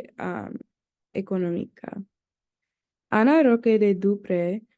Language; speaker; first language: Spanish; non-native, learner; English